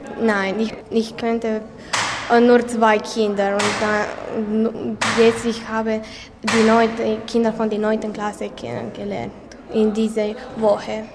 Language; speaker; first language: German; non-native, local second language; Romanian